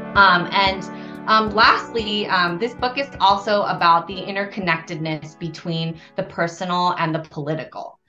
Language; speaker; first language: English; native; English